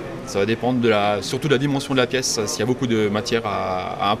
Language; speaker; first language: French; native; French